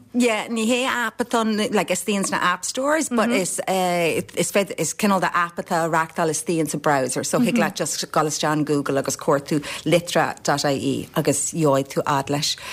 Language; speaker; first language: Irish; non-native, local second language; English